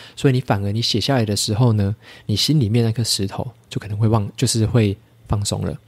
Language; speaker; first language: Chinese; native; Chinese